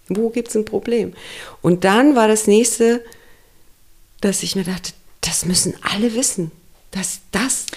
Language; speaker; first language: German; early bilingual, other home language; Romanian